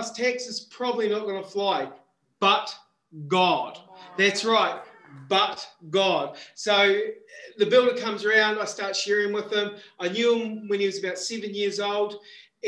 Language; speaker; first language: English; native; English